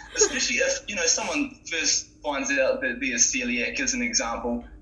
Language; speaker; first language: English; native; English